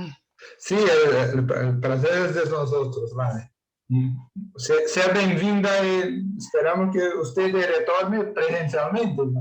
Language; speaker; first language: Spanish; non-native, learner; Portuguese